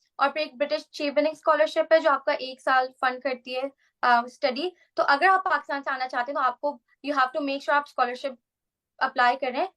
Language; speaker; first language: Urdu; native; Urdu